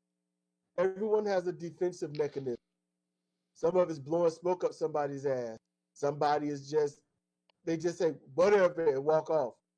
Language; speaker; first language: English; native; English